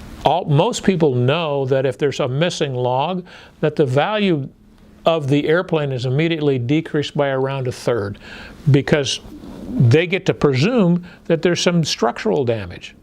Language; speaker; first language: English; native; English